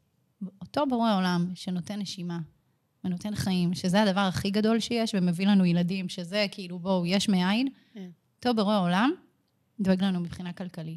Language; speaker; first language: Hebrew; native; Hebrew